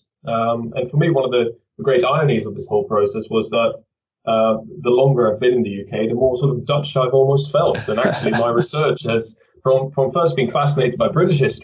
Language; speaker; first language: English; early bilingual, other home language; Dutch